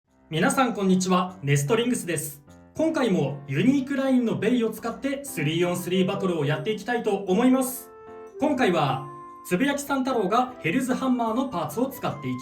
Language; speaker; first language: Japanese; native; Japanese